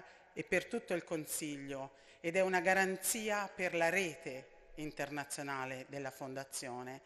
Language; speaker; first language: Italian; native; Italian